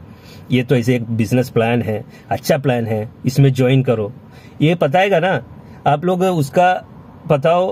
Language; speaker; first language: Hindi; non-native, local second language; Malayalam